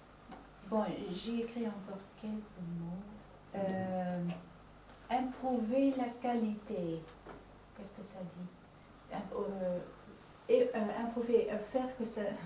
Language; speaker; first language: French; non-native, fluent; Dutch